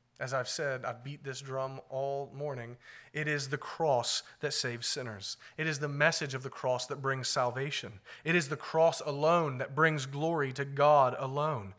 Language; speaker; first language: English; native; English